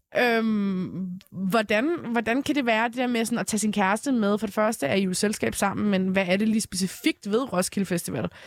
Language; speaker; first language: Danish; early bilingual, other home language; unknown